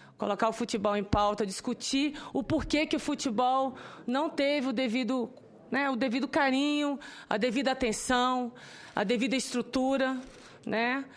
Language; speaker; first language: Portuguese; native; Portuguese